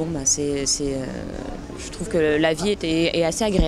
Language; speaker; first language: French; native; French